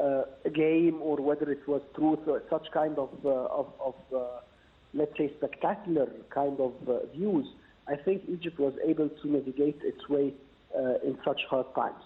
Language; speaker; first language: English; non-native, fluent; Arabic